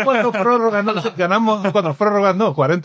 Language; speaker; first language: Spanish; native; Spanish